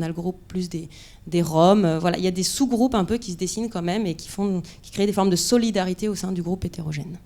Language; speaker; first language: French; native; French